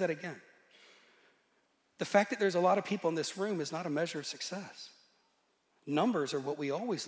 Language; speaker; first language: English; native; English